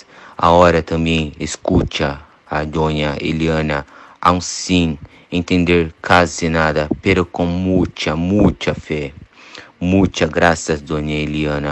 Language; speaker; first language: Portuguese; non-native, learner; Spanish